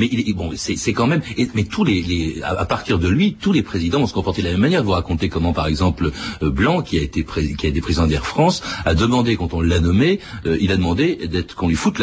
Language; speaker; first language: French; native; French